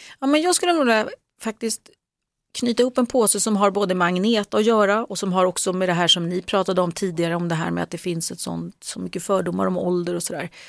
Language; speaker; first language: Swedish; native; Swedish